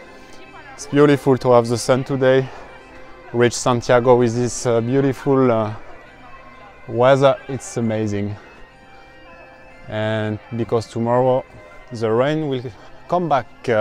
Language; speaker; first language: English; non-native, fluent; French